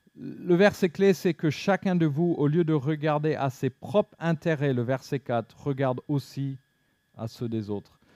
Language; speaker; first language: French; non-native, fluent; English